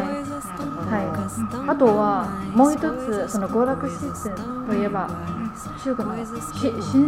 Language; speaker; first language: Japanese; non-native, fluent; Chinese